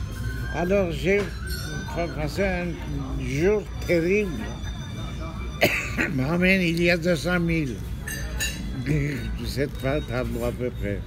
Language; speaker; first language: French; non-native, learner; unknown